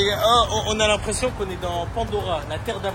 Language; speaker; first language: French; native; French